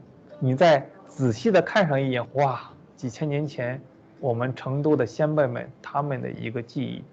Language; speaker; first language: Chinese; native; Chinese